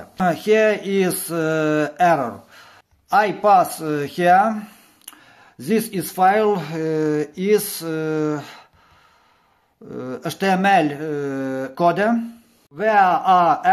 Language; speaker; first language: English; non-native, learner; Ukrainian